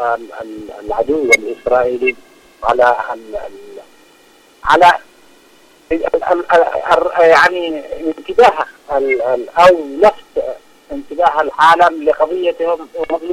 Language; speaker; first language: Arabic; native; Arabic